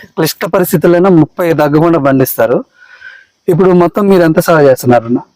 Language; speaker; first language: Telugu; native; Telugu